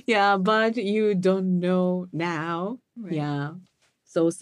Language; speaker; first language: English; non-native, learner; Japanese